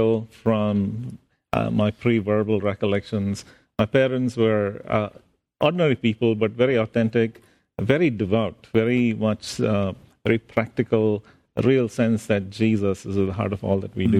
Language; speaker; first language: English; non-native, local second language; Tamil